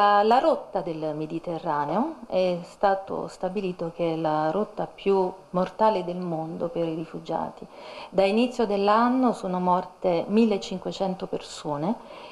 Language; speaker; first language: Italian; native; Italian